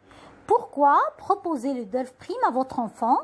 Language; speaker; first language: French; non-native, fluent; Arabic